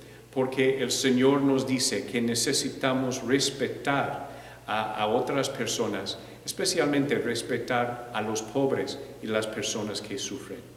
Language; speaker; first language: Spanish; non-native, fluent; English